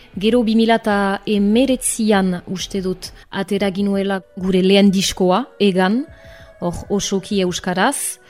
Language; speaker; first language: Basque; native; Basque